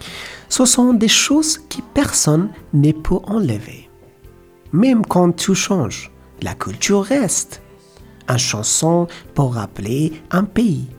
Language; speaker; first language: French; non-native, learner; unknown